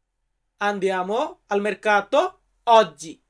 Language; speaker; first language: Italian; non-native, learner; Bangla